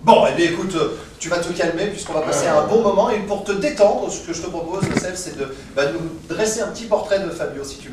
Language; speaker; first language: French; native; French